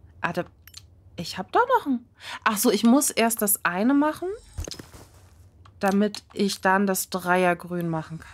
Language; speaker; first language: German; native; German